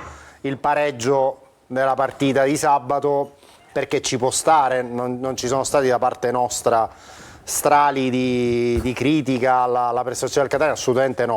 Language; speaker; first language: Italian; native; Italian